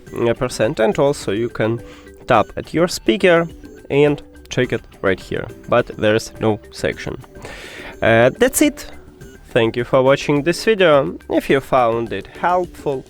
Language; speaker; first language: English; non-native, fluent; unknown